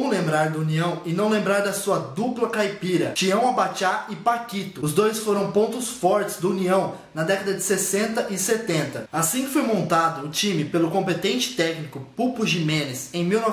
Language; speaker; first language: Portuguese; native; Portuguese